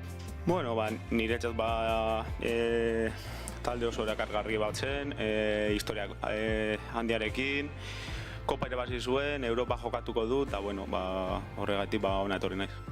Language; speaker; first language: Basque; non-native, local second language; Spanish